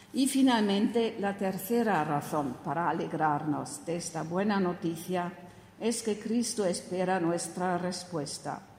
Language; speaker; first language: Spanish; non-native, fluent; German